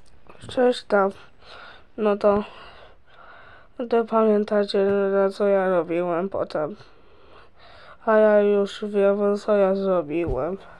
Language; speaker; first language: Polish; early bilingual, heritage; Polish